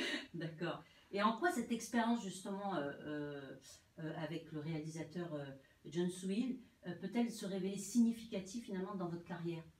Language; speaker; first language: French; native; French